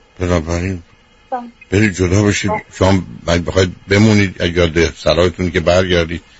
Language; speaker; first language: Persian; native; Persian